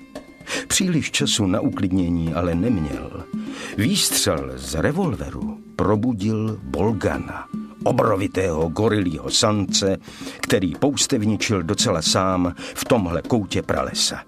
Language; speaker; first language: Czech; native; Czech